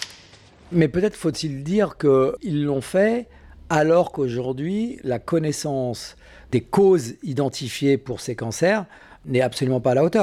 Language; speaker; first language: French; native; French